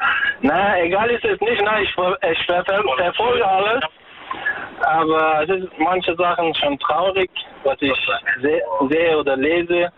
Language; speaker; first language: German; early bilingual, other home language; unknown